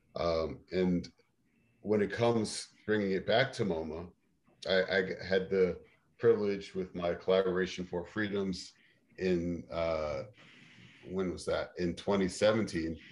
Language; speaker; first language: English; native; English